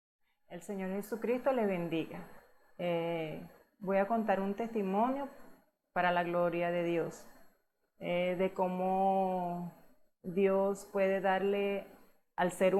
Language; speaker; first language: Spanish; native; Spanish